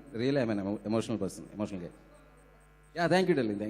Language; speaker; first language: Telugu; native; Telugu